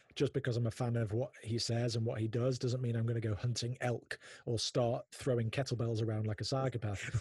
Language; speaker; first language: English; native; English